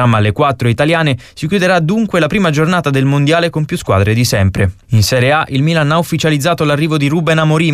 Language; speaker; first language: Italian; native; Italian